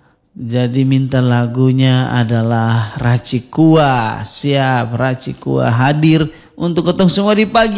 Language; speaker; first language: Indonesian; non-native, local second language; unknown